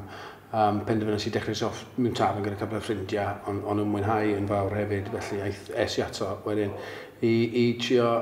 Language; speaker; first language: Welsh; non-native, local second language; English